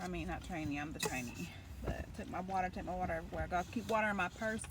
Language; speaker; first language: English; native; English